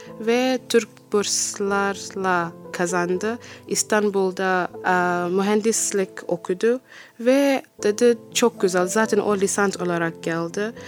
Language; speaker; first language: Turkish; non-native, learner; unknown